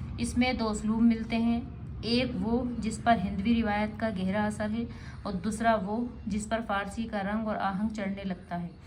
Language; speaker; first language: Urdu; native; Urdu